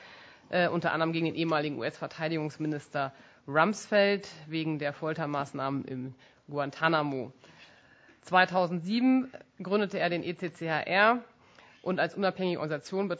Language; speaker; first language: German; native; German